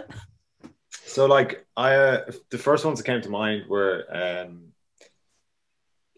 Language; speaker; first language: English; native; English